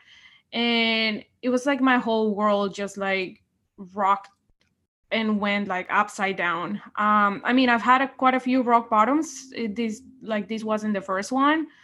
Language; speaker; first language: English; non-native, fluent; Spanish